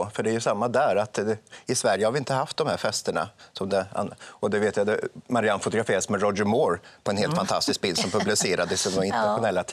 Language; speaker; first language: Swedish; native; Swedish